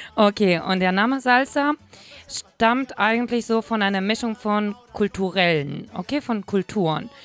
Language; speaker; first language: German; non-native, fluent; Spanish